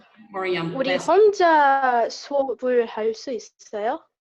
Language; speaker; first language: Korean; non-native, learner; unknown